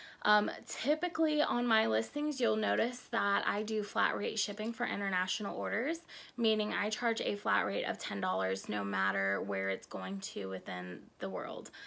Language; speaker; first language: English; native; English